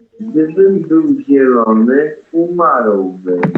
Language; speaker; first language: Polish; non-native, learner; English